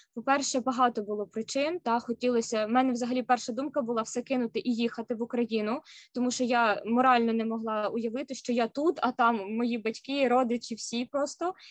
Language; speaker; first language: Ukrainian; native; Ukrainian